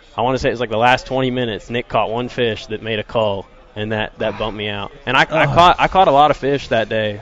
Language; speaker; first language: English; native; English